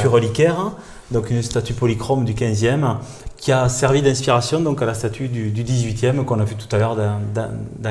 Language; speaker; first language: French; native; French